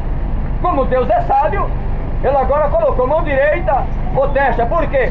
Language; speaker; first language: Portuguese; native; Portuguese